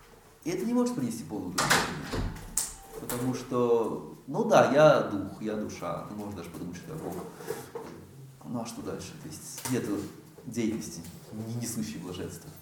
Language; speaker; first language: Russian; native; Russian